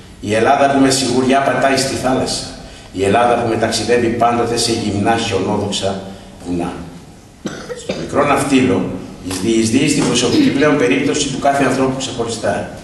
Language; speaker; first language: Greek; native; Greek